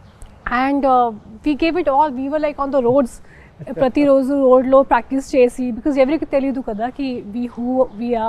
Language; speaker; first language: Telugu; non-native, learner; Hindi